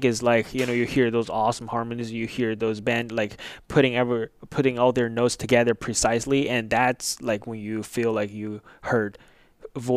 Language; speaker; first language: English; non-native, fluent; Chinese